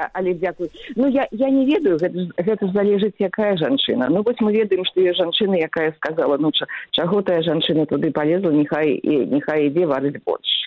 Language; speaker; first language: Belarusian; native; Belarusian